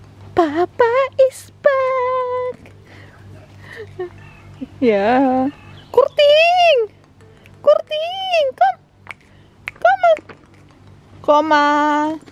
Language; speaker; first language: English; non-native, learner; Filipino